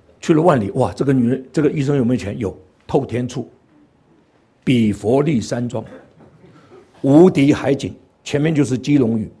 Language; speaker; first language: Chinese; non-native, local second language; Cantonese